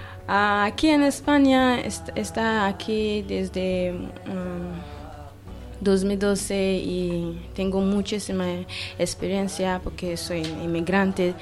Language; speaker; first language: Spanish; non-native, learner; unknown